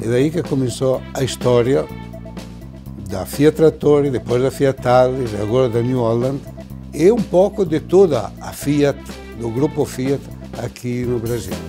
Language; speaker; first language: Portuguese; non-native, fluent; Italian